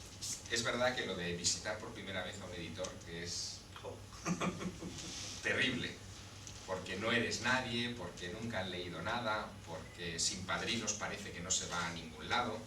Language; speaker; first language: Spanish; native; Spanish